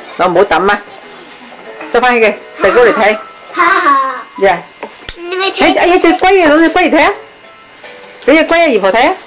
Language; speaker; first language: Cantonese; native; Cantonese